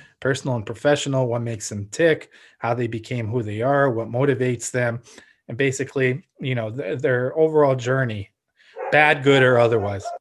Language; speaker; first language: English; early bilingual, other home language; Ukrainian